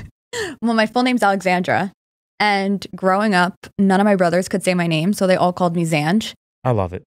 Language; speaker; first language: English; native; English